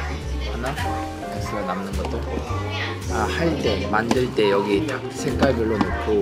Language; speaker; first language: Korean; non-native, learner; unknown